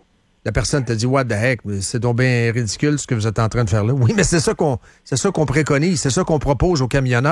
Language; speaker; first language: French; native; French